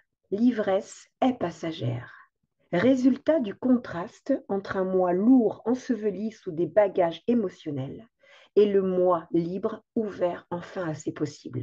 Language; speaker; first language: French; native; French